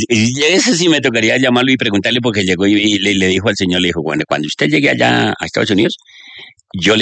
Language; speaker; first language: Spanish; native; Spanish